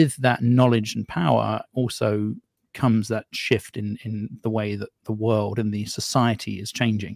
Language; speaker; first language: English; native; English